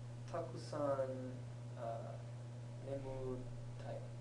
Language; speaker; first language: Japanese; non-native, learner; English